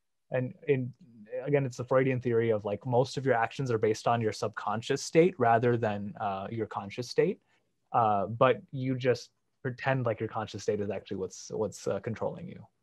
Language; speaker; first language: English; native; English